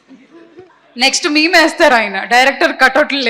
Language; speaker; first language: Telugu; native; Telugu